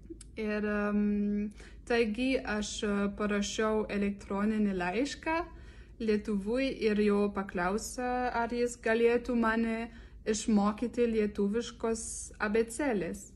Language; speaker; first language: Lithuanian; non-native, learner; French